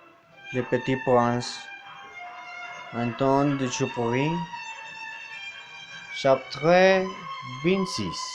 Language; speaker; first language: French; non-native, learner; Spanish